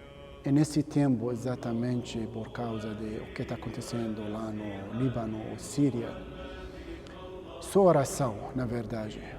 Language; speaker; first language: Portuguese; non-native, learner; Arabic